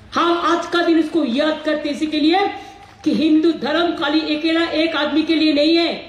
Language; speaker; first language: Hindi; non-native, local second language; Bangla